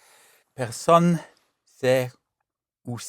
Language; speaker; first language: French; non-native, learner; English